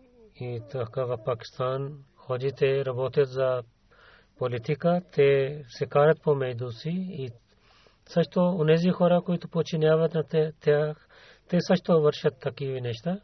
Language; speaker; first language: Bulgarian; non-native, learner; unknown